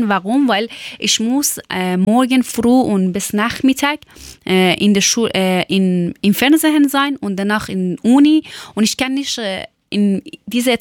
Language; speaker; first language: German; non-native, learner; Persian